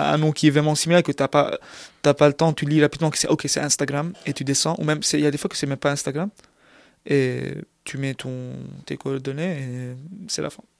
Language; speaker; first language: French; non-native, local second language; Arabic